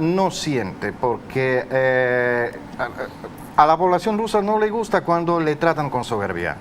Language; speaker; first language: Spanish; non-native, fluent; Russian